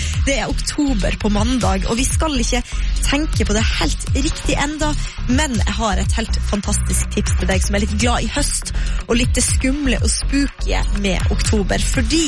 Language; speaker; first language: Norwegian; native; Norwegian